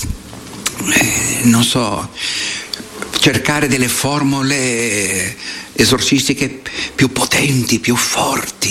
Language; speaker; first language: Italian; non-native, fluent; Portuguese